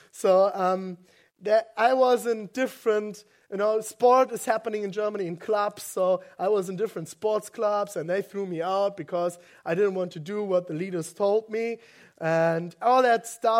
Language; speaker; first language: English; non-native, fluent; German